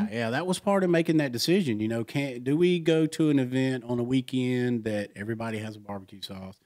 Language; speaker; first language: English; native; English